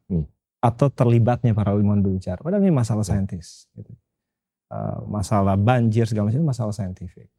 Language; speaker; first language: Indonesian; native; Indonesian